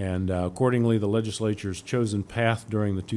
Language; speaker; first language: English; native; English